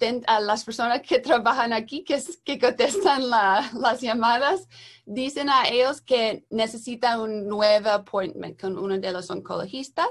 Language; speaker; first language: Spanish; non-native, learner; English